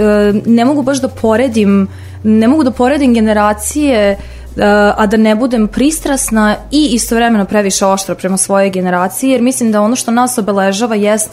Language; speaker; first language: Serbian; native; Serbian